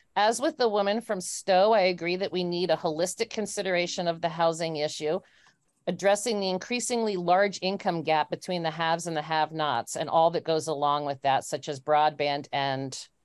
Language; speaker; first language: English; native; English